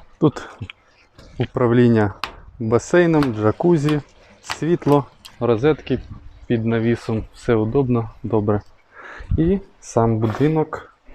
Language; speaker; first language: Ukrainian; non-native, local second language; Russian